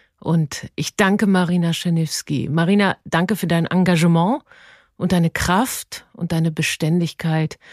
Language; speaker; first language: German; native; German